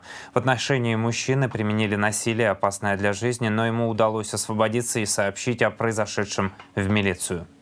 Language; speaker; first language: Russian; native; Russian